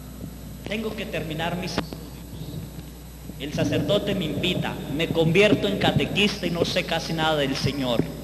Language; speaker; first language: Spanish; native; Spanish